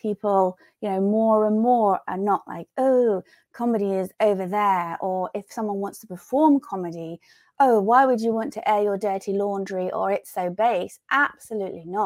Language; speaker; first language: English; native; English